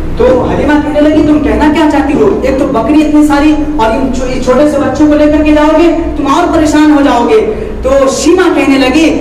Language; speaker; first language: Urdu; native; Urdu